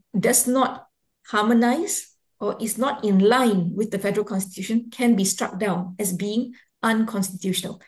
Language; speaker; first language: English; non-native, local second language; Malay